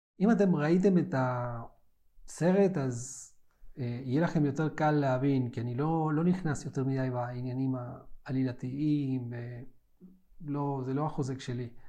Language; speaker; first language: Hebrew; native; Hebrew